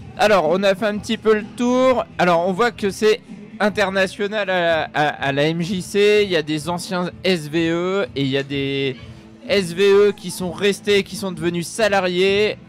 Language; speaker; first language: French; native; French